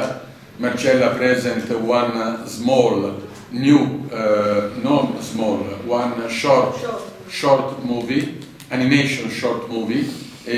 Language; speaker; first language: English; non-native, learner; Italian